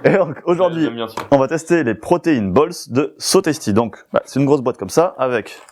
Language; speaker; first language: French; native; French